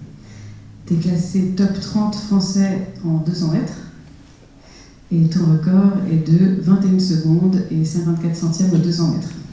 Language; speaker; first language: French; native; French